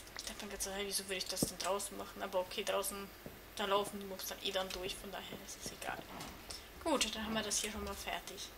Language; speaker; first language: German; native; German